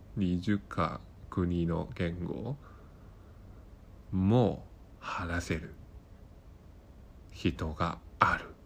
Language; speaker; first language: Japanese; non-native, learner; Cantonese